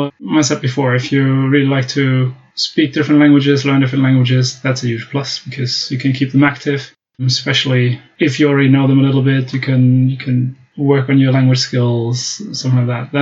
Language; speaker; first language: English; non-native, fluent; German